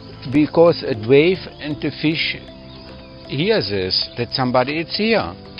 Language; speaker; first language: English; non-native, learner; German